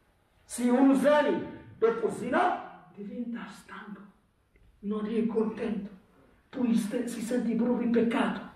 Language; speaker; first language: Italian; non-native, fluent; Arabic